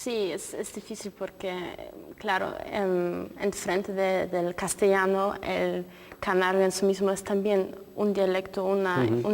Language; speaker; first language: Spanish; non-native, fluent; Polish